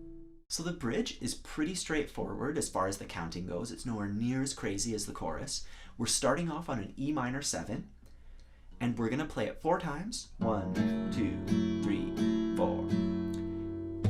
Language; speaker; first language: English; native; English